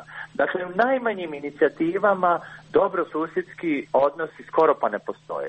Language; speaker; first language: Croatian; native; Croatian